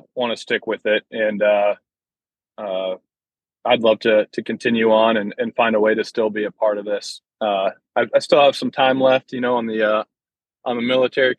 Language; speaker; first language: English; native; English